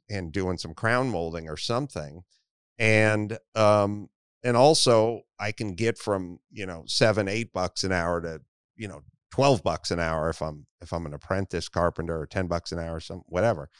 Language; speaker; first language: English; native; English